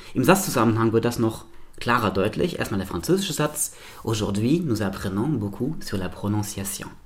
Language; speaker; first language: German; non-native, local second language; Luxembourgish